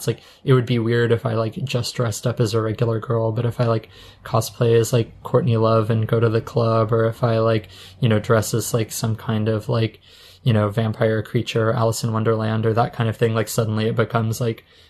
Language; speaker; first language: English; native; English